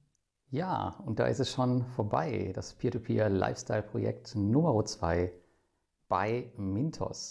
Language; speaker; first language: German; native; German